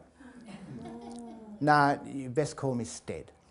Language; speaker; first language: English; native; English